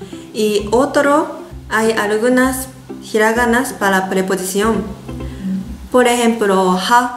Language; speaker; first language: Spanish; non-native, learner; Japanese